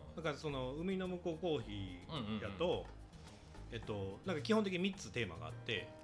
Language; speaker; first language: Japanese; native; Japanese